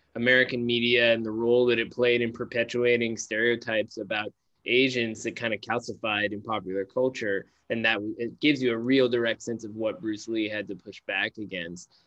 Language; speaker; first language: English; native; English